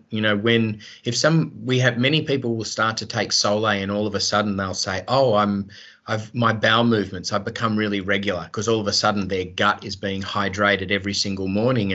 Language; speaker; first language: English; native; English